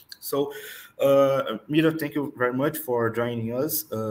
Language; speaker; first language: English; non-native, fluent; Portuguese